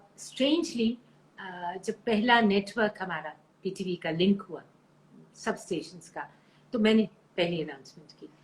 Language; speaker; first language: Urdu; non-native, local second language; Punjabi